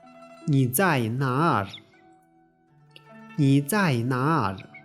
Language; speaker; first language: Chinese; non-native, fluent; Tibetan